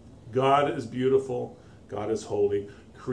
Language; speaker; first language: English; native; English